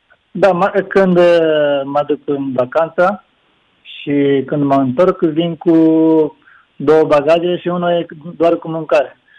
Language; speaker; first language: Romanian; non-native, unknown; Japanese